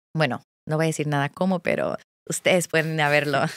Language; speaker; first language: Spanish; non-native, fluent; English